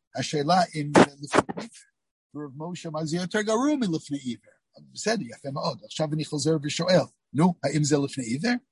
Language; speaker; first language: Hebrew; non-native, fluent; English